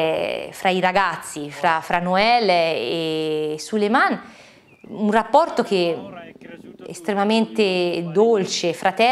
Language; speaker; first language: Italian; native; Italian